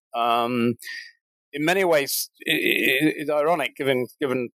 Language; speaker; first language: English; native; English